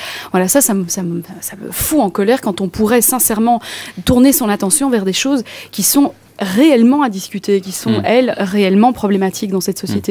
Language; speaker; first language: French; native; French